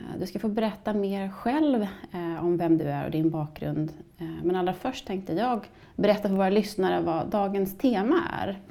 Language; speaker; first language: Swedish; native; Swedish